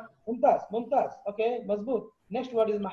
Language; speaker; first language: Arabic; non-native, fluent; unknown